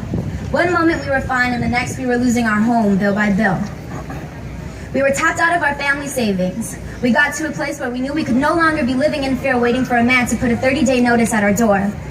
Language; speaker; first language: English; native; English